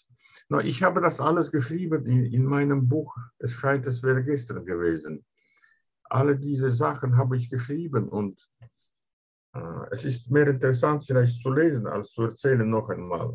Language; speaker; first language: German; non-native, fluent; Russian